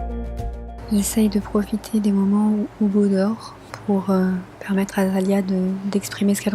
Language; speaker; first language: French; native; French